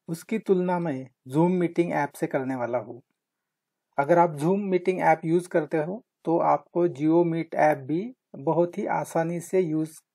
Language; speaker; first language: Hindi; non-native, local second language; Marathi